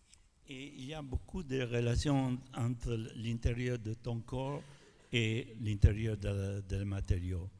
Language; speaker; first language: French; non-native, fluent; Italian